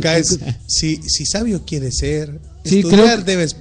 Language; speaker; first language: Spanish; native; Spanish